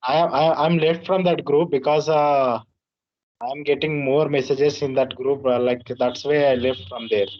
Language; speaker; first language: English; non-native, learner; Telugu